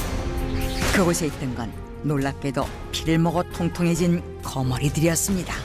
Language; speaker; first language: Korean; native; Korean